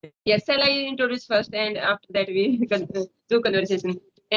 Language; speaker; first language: English; non-native, learner; Hindi